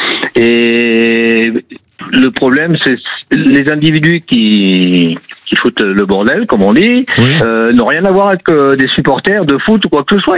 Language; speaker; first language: French; native; French